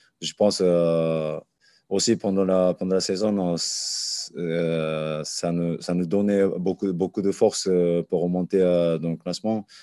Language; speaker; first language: French; non-native, learner; Japanese